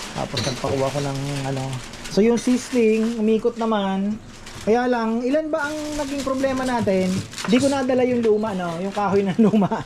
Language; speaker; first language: Filipino; native; Filipino